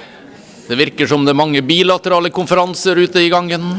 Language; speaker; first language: Norwegian; native; Norwegian